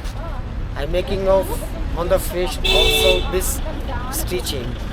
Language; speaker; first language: English; non-native, learner; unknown